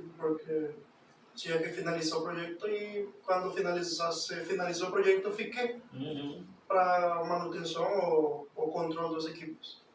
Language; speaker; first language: Portuguese; non-native, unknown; Spanish